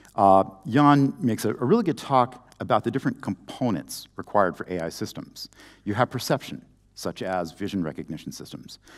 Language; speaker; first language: English; native; English